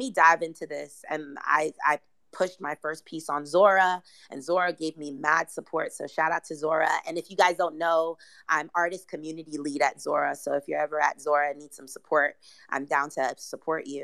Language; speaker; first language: English; native; English